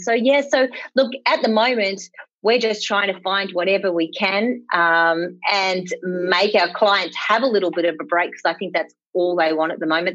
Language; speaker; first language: English; native; English